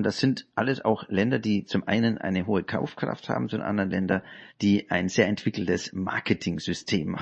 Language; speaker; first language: German; native; German